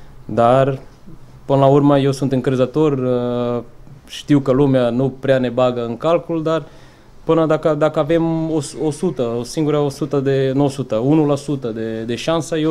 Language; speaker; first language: Romanian; non-native, fluent; Portuguese